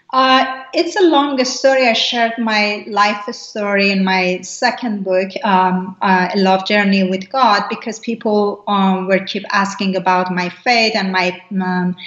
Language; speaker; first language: English; non-native, fluent; Persian